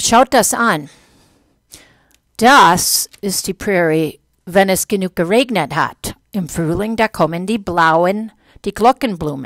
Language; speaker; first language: German; non-native, fluent; English